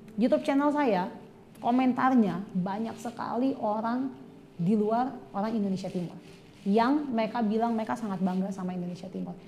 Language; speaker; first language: Indonesian; native; Indonesian